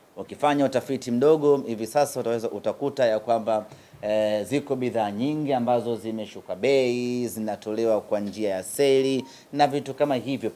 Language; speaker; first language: Swahili; native; Swahili